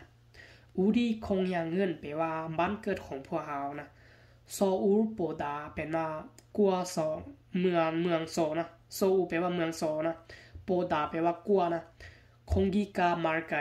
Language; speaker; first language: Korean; non-native, learner; Hmong